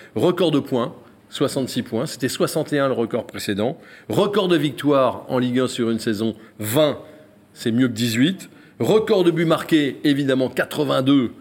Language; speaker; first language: French; native; French